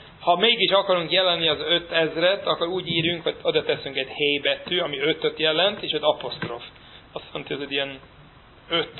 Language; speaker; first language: Hungarian; non-native, fluent; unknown